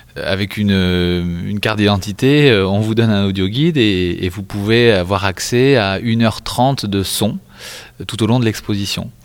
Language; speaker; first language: French; native; French